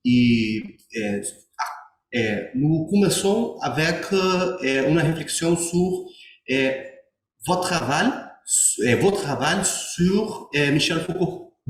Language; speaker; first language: French; non-native, learner; Portuguese